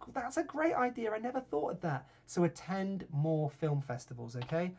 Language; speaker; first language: English; native; English